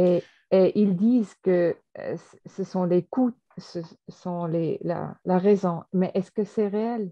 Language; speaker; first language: French; non-native, fluent; German